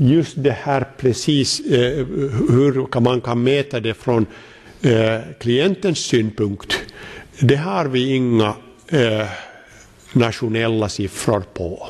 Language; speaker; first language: Swedish; non-native, local second language; Finnish